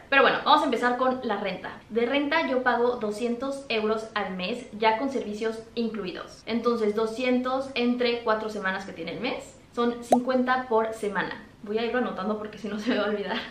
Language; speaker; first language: Spanish; native; Spanish